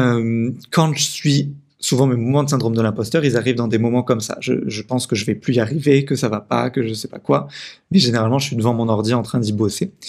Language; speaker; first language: French; native; French